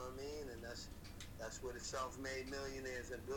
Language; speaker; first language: English; native; English